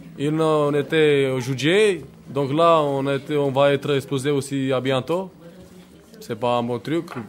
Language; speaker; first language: French; non-native, learner; Romany